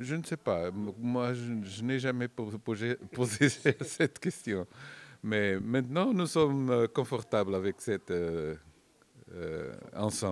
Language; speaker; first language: French; non-native, fluent; Portuguese